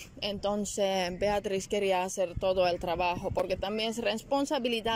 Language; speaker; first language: Spanish; non-native, learner; Finnish